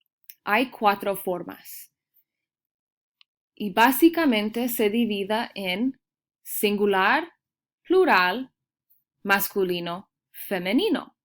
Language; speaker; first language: Spanish; early bilingual, heritage; Spanish